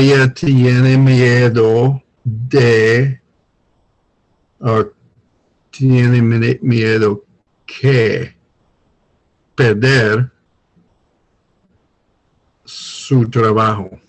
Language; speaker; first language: Spanish; non-native, learner; English